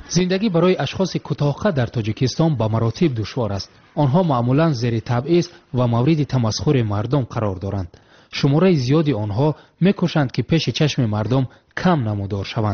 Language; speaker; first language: Tajik; native; Tajik